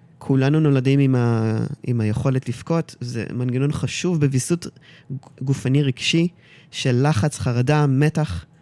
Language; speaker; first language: Hebrew; early bilingual, heritage; Hebrew